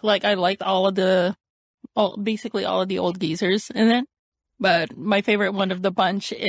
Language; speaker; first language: English; native; English